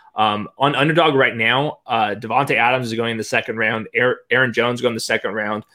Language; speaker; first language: English; native; English